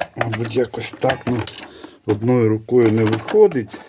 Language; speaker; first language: Ukrainian; non-native, local second language; Russian